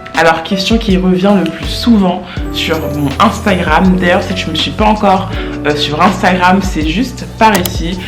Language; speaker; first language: French; native; French